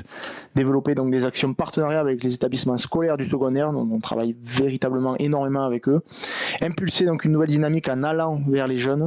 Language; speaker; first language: French; native; French